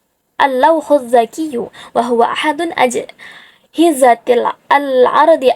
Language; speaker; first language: Arabic; non-native, learner; Indonesian